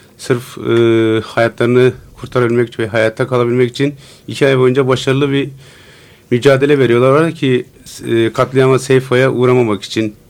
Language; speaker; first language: Turkish; non-native, local second language; Turoyo